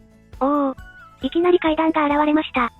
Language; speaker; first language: Japanese; native; Japanese